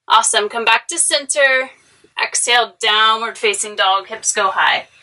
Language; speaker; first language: English; native; English